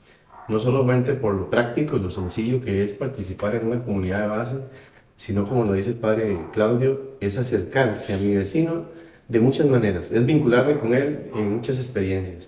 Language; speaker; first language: Spanish; native; Spanish